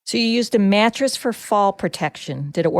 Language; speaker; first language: English; native; English